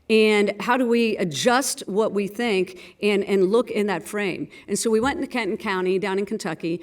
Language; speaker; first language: English; native; English